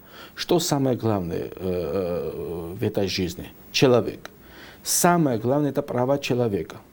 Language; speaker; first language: Russian; non-native, fluent; Georgian